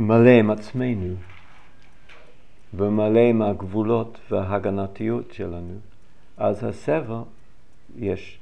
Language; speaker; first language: Hebrew; non-native, fluent; English